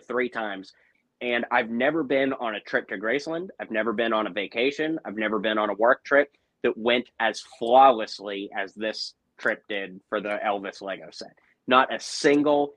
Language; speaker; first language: English; native; English